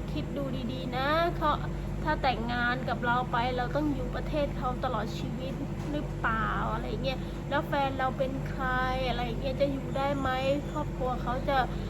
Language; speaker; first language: Thai; non-native, fluent; Burmese